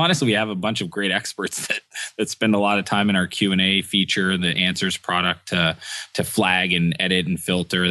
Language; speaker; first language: English; native; English